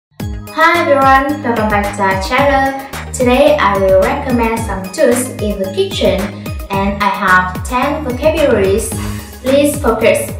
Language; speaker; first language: English; non-native, learner; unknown